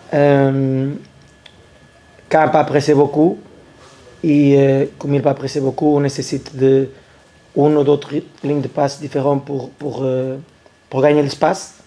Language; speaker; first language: French; non-native, learner; Portuguese